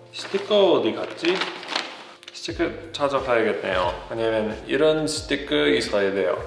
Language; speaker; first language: Korean; non-native, fluent; English